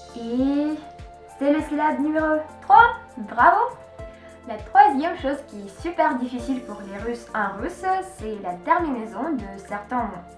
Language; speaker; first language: French; non-native, learner; Russian